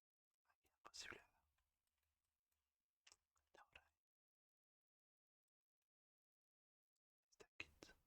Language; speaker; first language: Basque; non-native, learner; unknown